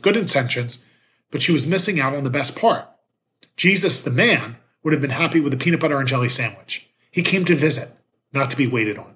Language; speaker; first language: English; native; English